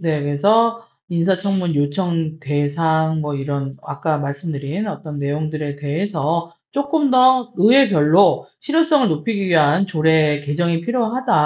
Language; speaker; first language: Korean; native; Korean